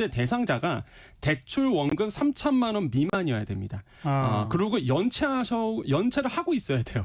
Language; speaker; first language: Korean; native; Korean